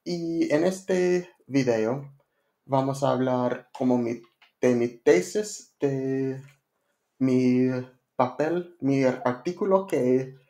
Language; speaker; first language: Spanish; non-native, learner; English